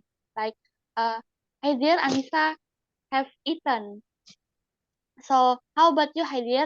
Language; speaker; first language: English; non-native, learner; Indonesian